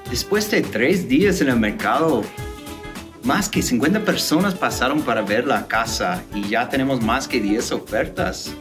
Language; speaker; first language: Spanish; non-native, fluent; English